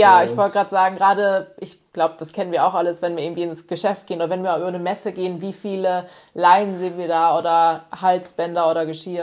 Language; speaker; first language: German; native; German